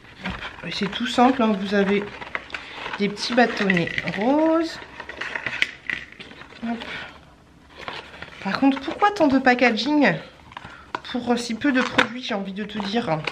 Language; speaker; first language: French; native; French